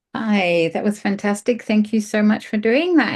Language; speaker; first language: English; native; English